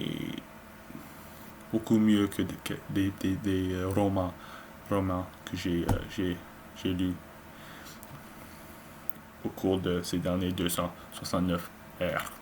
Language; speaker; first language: French; non-native, learner; English